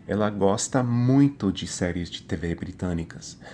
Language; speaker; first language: Portuguese; non-native, fluent; English